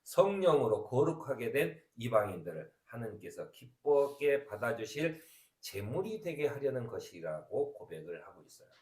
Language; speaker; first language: Korean; native; Korean